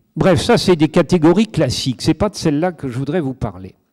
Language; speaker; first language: French; native; French